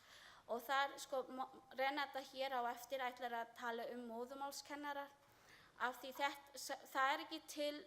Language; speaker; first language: Icelandic; non-native, learner; Filipino